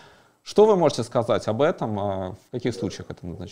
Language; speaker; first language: Russian; native; Russian